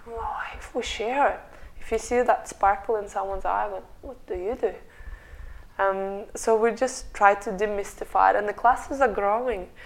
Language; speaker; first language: English; non-native, fluent; Russian